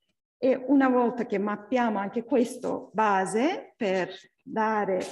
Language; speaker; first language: Italian; non-native, learner; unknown